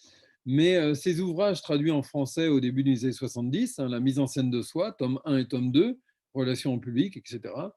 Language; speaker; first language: French; native; French